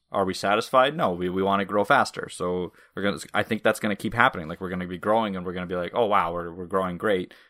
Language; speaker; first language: English; non-native, fluent; Russian